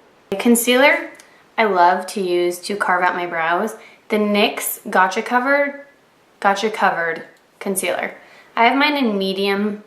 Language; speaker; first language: English; native; English